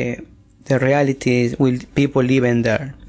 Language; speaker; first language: English; non-native, learner; Spanish